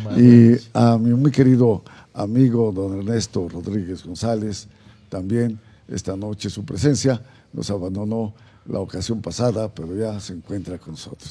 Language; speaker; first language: Spanish; native; Spanish